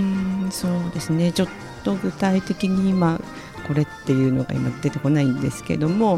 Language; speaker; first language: Japanese; native; Japanese